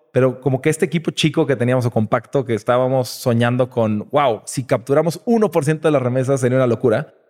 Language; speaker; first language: Spanish; native; Spanish